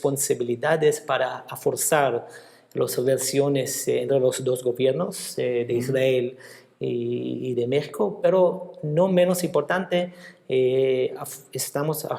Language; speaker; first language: Spanish; non-native, fluent; Hebrew